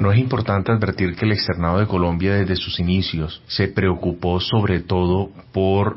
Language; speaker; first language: Spanish; native; Spanish